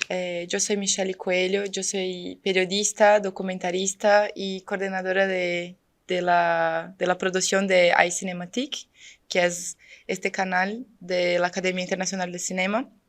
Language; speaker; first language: Spanish; non-native, fluent; Portuguese